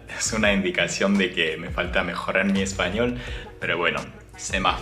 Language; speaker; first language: Spanish; non-native, fluent; Japanese